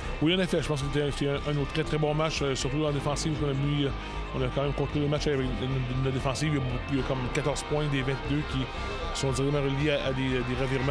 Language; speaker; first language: French; native; French